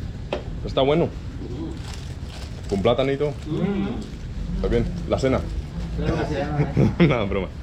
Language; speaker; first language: Spanish; non-native, fluent; English